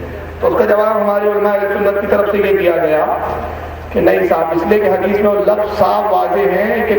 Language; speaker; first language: Urdu; native; Urdu